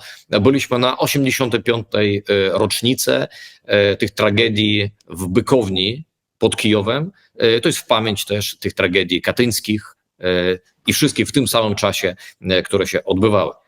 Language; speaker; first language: Polish; early bilingual, heritage; Polish